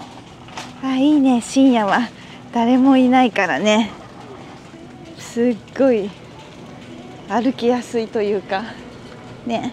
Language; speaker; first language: Japanese; native; Japanese